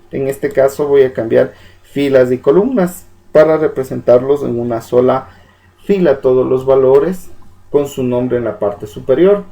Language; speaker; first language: Spanish; native; Spanish